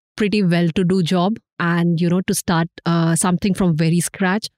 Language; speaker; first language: English; non-native, local second language; Hindi